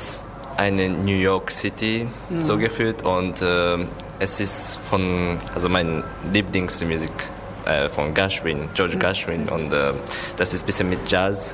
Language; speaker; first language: German; non-native, learner; Japanese